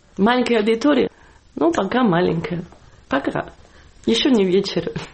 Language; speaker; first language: Russian; non-native, fluent; Catalan